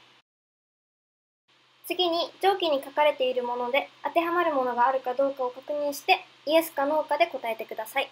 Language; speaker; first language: Japanese; early bilingual, heritage; Japanese